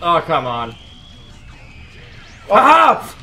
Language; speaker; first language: English; native; English